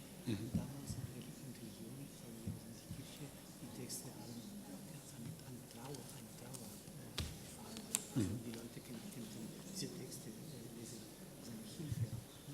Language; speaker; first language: German; non-native, learner; Spanish